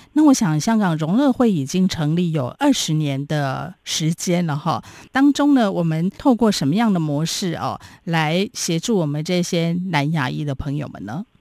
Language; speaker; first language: Chinese; native; Chinese